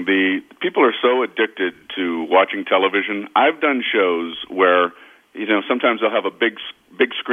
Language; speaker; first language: English; native; English